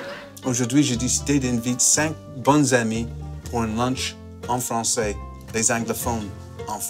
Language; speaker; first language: French; non-native, fluent; English